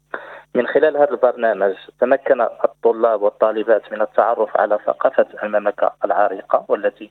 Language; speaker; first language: Arabic; native; Arabic